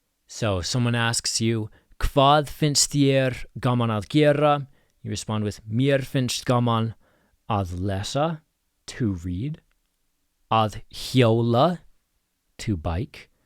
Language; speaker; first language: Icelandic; non-native, fluent; English